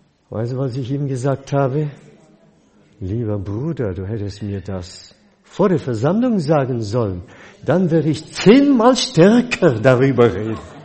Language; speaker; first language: German; non-native, fluent; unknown